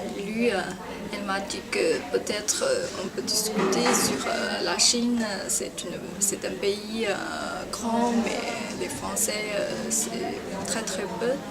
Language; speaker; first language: French; non-native, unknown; Chinese